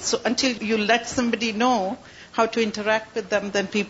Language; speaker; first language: English; non-native, local second language; Urdu